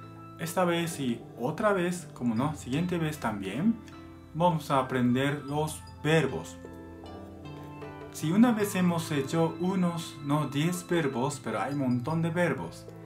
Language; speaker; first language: Spanish; non-native, fluent; Japanese